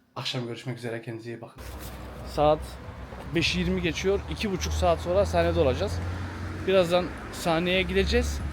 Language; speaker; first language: Turkish; early bilingual, heritage; Turkish